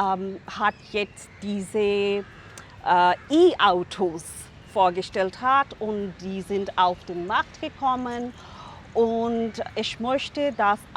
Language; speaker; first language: German; non-native, fluent; Urdu